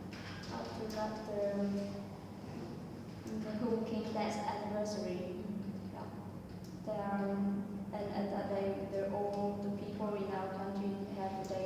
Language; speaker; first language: English; non-native, fluent; Vietnamese